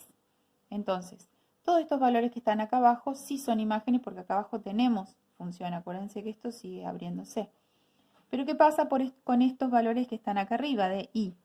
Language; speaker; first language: Spanish; native; Spanish